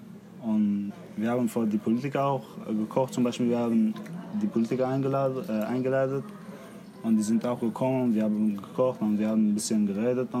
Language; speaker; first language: German; non-native, learner; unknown